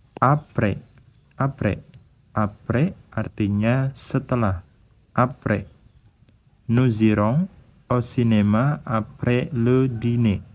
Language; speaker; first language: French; non-native, fluent; Indonesian